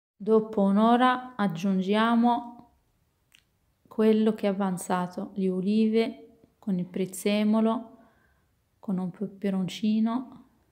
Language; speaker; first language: Italian; non-native, fluent; Arabic